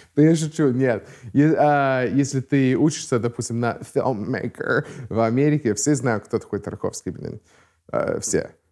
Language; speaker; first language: Russian; non-native, fluent; English